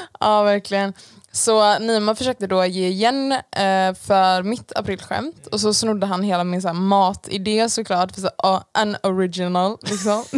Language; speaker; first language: Swedish; early bilingual, other home language; Persian